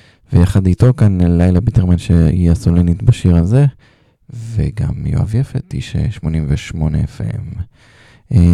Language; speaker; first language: Hebrew; native; Hebrew